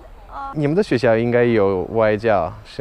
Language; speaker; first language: Chinese; non-native, fluent; Russian